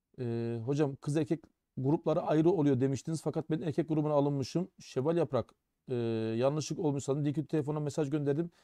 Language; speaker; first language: Turkish; early bilingual, heritage; German